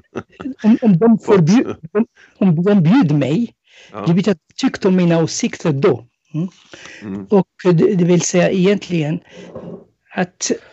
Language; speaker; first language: Swedish; non-native, fluent; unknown